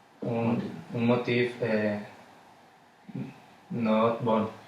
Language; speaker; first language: French; non-native, learner; Spanish